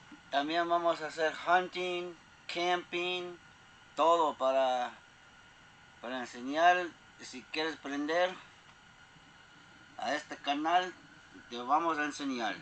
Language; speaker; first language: Spanish; early bilingual, heritage; Spanish